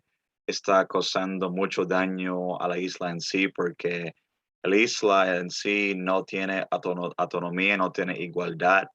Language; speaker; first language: Spanish; early bilingual, heritage; Spanish